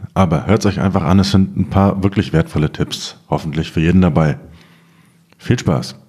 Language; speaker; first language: German; native; German